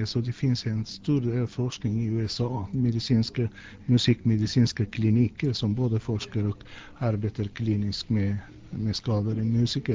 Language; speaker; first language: Swedish; non-native, fluent; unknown